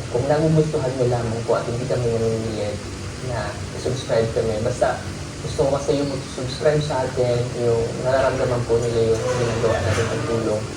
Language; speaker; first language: Filipino; native; Filipino